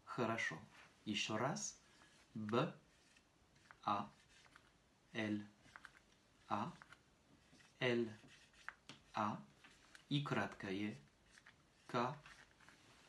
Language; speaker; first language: Russian; non-native, fluent; French